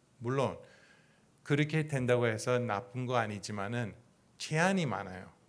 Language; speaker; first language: Korean; non-native, fluent; English